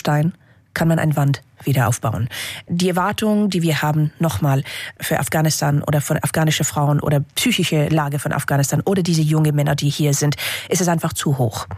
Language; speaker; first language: German; non-native, fluent; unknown